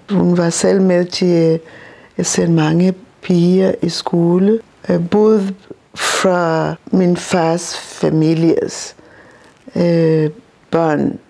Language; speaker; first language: Danish; non-native, local second language; Masai